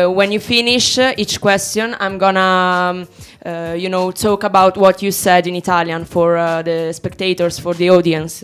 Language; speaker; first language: English; non-native, learner; Italian